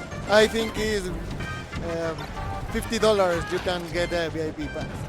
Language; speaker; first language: English; non-native, learner; Spanish